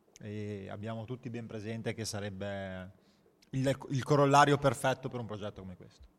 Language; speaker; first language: Italian; native; Italian